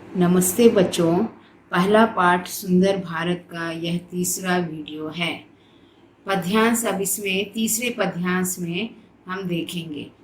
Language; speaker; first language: Hindi; non-native, local second language; Telugu